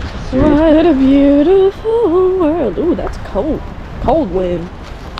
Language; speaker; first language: English; native; English